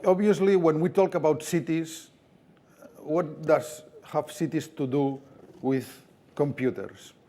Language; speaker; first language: English; non-native, fluent; Catalan